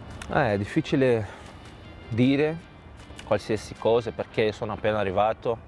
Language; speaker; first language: Italian; non-native, fluent; Portuguese